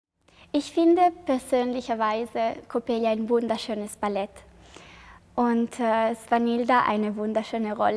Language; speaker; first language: German; non-native, fluent; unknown